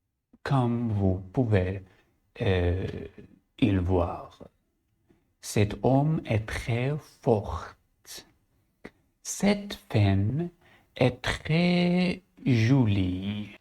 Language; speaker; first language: French; non-native, learner; Arabic